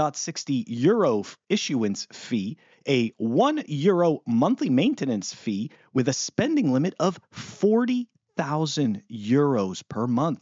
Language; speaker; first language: English; native; English